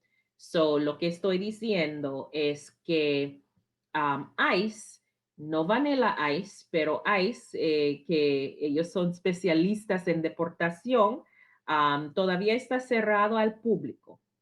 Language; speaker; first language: Spanish; non-native, fluent; English